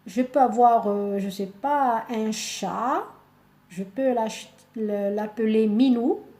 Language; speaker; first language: French; non-native, local second language; Arabic